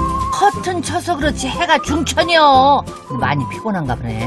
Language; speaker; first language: Korean; native; Korean